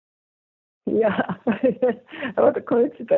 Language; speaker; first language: English; non-native, fluent; German